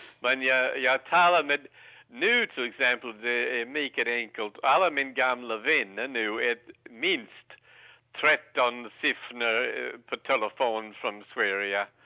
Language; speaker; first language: Swedish; non-native, learner; English